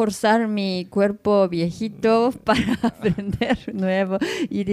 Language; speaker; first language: Spanish; non-native, learner; Japanese